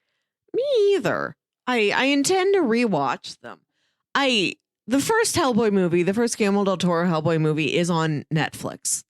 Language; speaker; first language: English; native; English